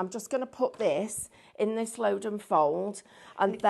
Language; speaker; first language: English; native; English